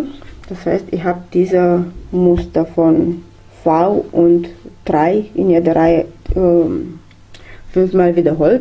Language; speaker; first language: German; non-native, fluent; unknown